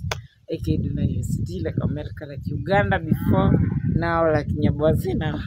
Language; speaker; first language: English; non-native, learner; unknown